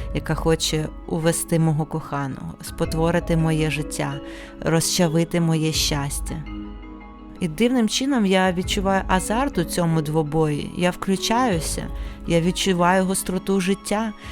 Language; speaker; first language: Ukrainian; non-native, local second language; Russian